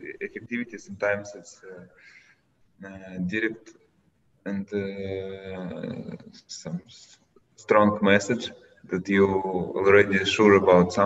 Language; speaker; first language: English; non-native, learner; Russian